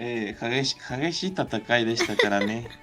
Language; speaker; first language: Japanese; non-native, learner; Spanish